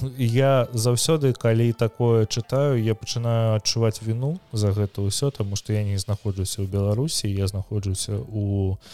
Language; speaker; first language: Belarusian; non-native, local second language; Russian